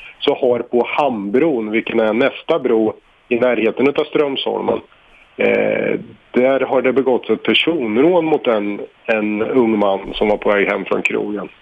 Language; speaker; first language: Swedish; native; Swedish